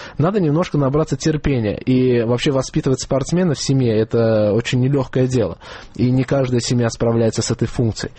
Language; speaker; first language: Russian; non-native, local second language; Azerbaijani